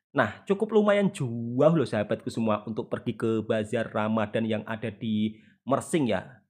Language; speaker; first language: Indonesian; native; Indonesian